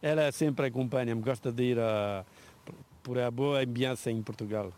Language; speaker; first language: Portuguese; early bilingual, heritage; Portuguese